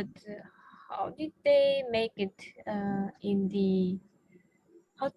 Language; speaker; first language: English; non-native, fluent; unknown